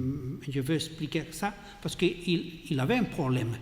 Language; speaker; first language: French; non-native, learner; Catalan